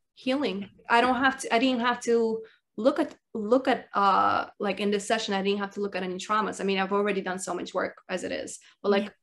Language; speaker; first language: English; early bilingual, other home language; Russian